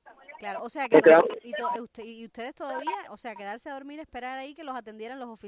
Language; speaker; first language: Spanish; native; Spanish